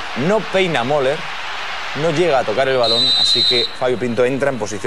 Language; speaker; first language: Spanish; native; Spanish